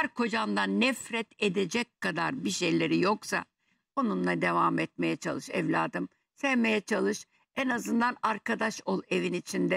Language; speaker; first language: Turkish; native; Turkish